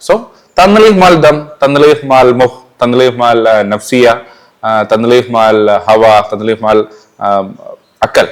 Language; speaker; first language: Arabic; non-native, learner; Malayalam